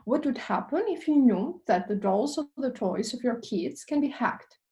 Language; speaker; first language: English; non-native, fluent; Albanian